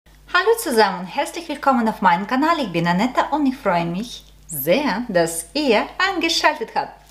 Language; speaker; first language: German; non-native, learner; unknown